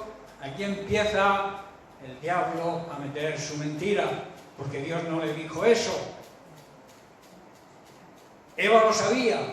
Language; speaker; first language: Spanish; native; Spanish